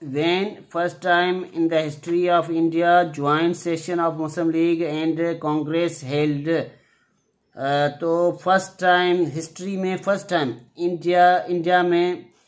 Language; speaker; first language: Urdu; non-native, local second language; Sindhi